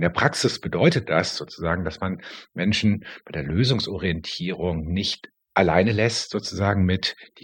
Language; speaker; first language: German; native; German